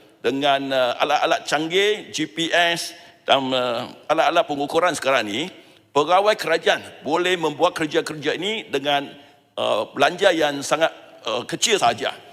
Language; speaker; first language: Malay; non-native, local second language; Chinese